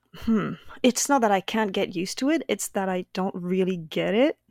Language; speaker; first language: English; non-native, fluent; French